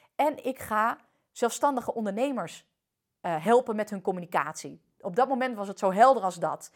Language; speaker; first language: Dutch; early bilingual, other home language; French